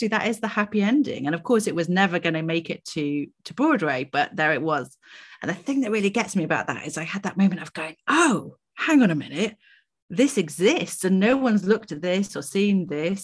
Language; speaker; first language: English; native; English